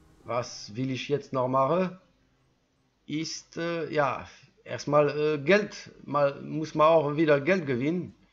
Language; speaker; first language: German; non-native, learner; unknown